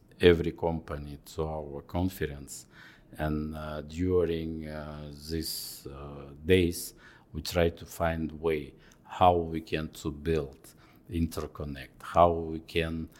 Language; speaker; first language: English; non-native, fluent; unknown